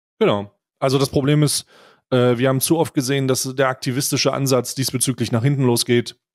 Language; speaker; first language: German; native; German